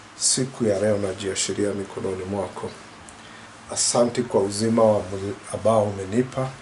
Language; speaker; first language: Swahili; non-native, local second language; Kikuyu